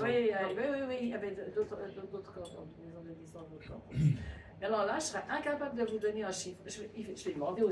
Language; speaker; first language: French; native; French